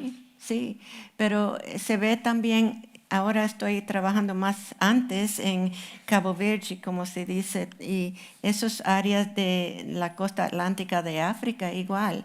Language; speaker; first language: Spanish; non-native, fluent; English